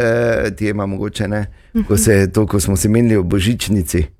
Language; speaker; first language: Slovenian; native; Slovenian